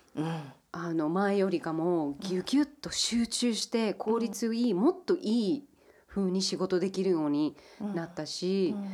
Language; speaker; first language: Japanese; early bilingual, heritage; English